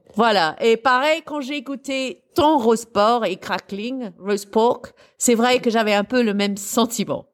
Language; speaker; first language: French; non-native, fluent; English